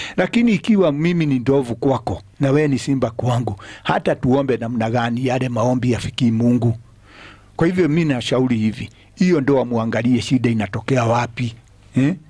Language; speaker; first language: Swahili; non-native, local second language; Kikuyu